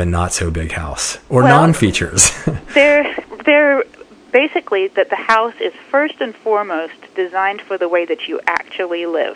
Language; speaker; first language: English; native; English